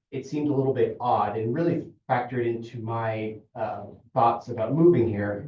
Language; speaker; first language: English; non-native, fluent; Italian